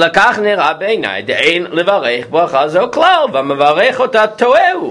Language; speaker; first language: Hebrew; non-native, fluent; English